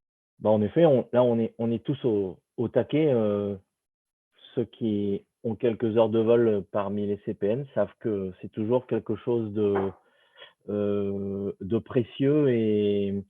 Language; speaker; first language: French; native; French